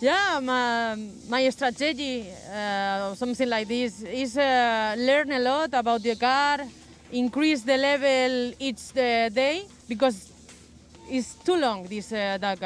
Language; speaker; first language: English; non-native, learner; Spanish